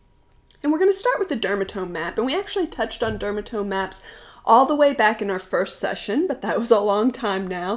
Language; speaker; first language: English; native; English